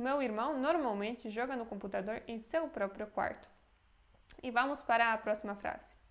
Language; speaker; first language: Portuguese; non-native, fluent; Polish